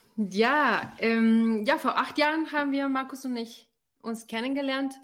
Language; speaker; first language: German; non-native, fluent; Spanish